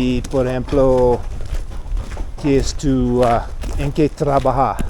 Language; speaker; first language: Spanish; non-native, learner; English